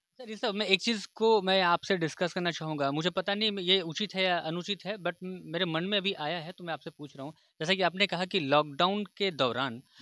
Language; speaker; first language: Hindi; native; Hindi